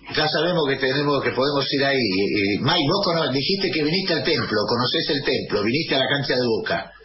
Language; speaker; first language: Spanish; native; Spanish